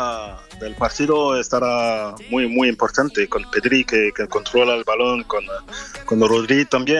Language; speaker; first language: Spanish; non-native, learner; French